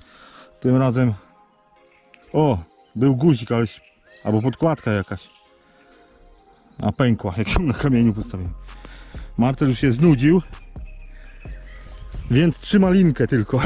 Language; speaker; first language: Polish; native; Polish